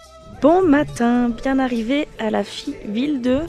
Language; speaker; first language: French; native; French